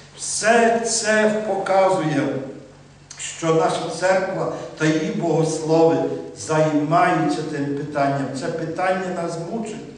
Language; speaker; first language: Ukrainian; native; Ukrainian